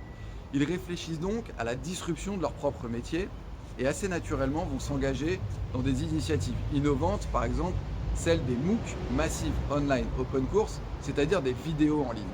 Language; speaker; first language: French; native; French